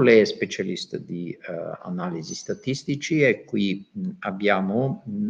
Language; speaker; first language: Italian; non-native, fluent; Bulgarian